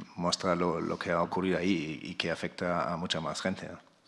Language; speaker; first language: Spanish; non-native, fluent; German